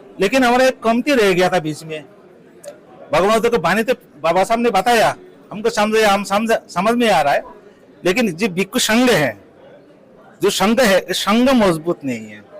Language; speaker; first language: Hindi; non-native, fluent; Bangla